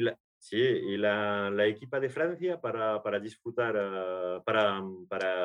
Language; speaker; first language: Spanish; non-native, learner; French